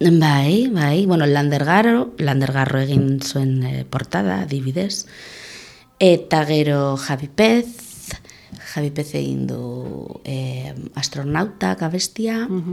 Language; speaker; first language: Basque; non-native, local second language; Spanish